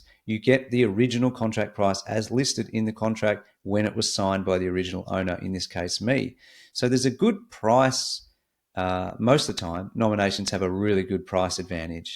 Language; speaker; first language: English; native; English